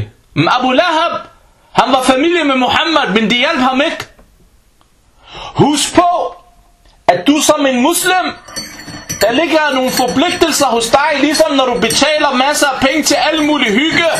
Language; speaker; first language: Danish; early bilingual, other home language; Arabic